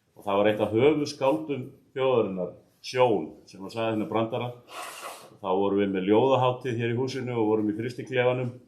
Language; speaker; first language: Icelandic; native; Icelandic